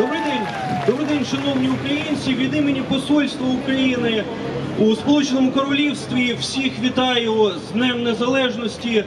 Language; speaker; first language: Ukrainian; native; Ukrainian